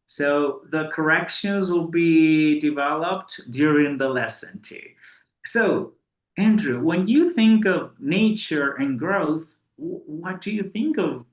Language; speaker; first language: English; non-native, fluent; Spanish